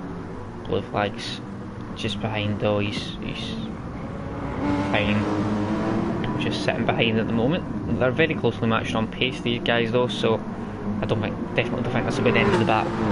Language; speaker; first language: English; native; English